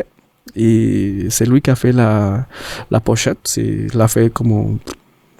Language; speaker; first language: French; non-native, learner; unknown